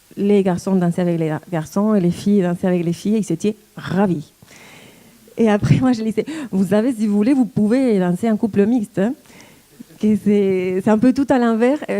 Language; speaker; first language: French; non-native, fluent; Spanish